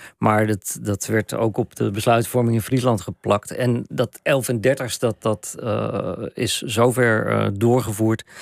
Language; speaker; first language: Dutch; native; Dutch